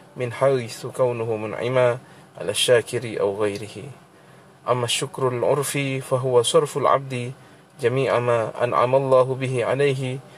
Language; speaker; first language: Arabic; non-native, fluent; Indonesian